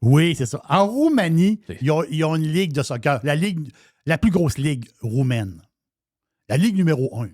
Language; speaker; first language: French; native; French